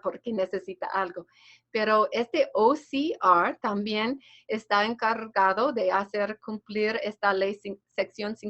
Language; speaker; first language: Spanish; non-native, fluent; English